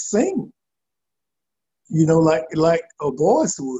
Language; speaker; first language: English; native; English